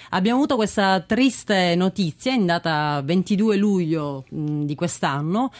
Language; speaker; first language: Italian; native; Italian